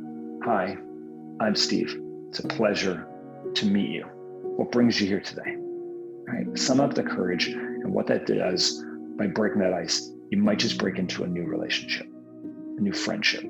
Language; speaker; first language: English; native; English